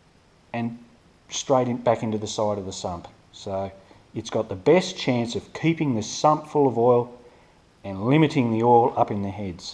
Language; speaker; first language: English; native; English